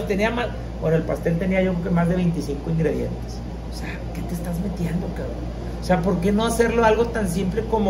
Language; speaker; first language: Spanish; native; Spanish